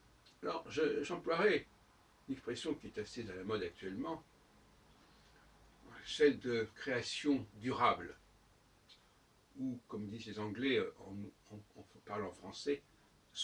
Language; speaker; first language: French; native; French